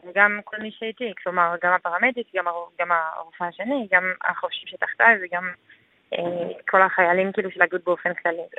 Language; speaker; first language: Hebrew; non-native, fluent; French